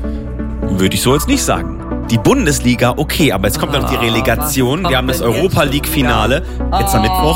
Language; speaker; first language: German; native; German